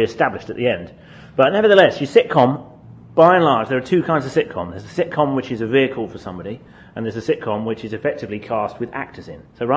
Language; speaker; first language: English; native; English